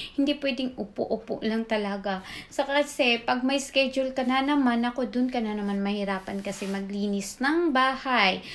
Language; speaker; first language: Filipino; non-native, local second language; Cebuano